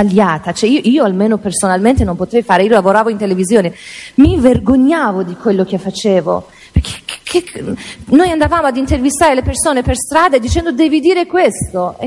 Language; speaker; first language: Italian; non-native, fluent; Persian